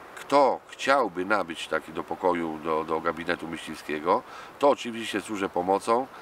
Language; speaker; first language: Polish; native; Polish